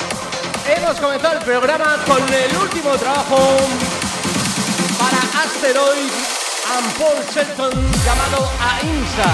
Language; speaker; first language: Spanish; native; Spanish